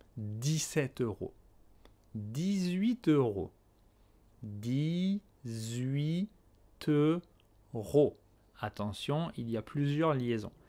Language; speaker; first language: French; native; French